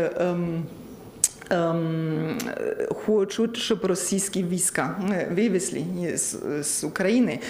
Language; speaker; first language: Ukrainian; non-native, learner; German